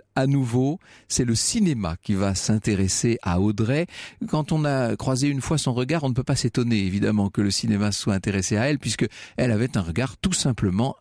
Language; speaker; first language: French; native; French